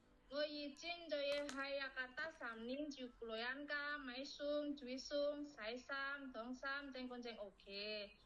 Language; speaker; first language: Cantonese; non-native, learner; Indonesian